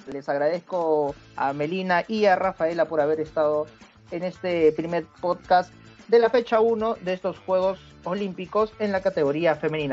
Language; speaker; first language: Spanish; native; Spanish